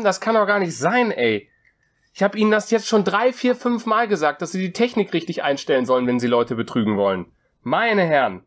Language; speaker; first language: German; native; German